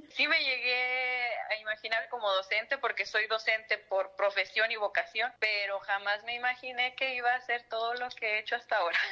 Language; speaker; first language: Spanish; native; Spanish